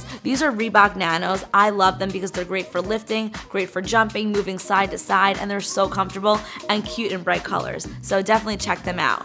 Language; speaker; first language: English; native; English